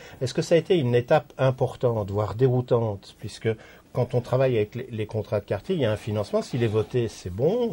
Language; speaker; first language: French; native; French